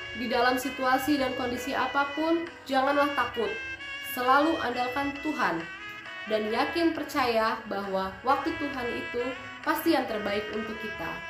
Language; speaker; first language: Indonesian; native; Indonesian